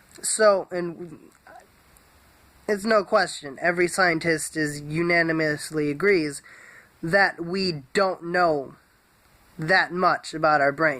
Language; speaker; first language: English; native; English